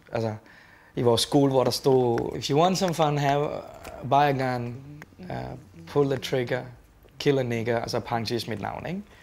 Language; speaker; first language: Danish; early bilingual, other home language; Tamil